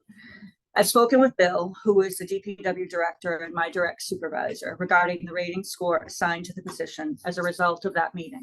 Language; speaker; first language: English; native; English